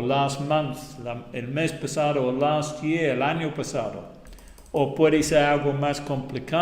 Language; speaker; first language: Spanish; non-native, fluent; English